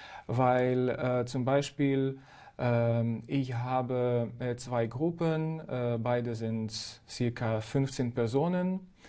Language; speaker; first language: German; non-native, fluent; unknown